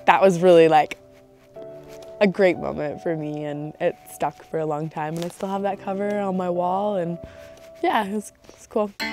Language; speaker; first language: English; native; English